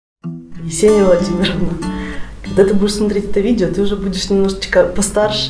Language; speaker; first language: Russian; native; Russian